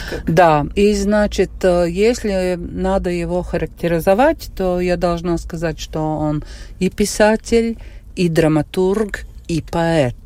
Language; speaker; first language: Russian; non-native, local second language; Latvian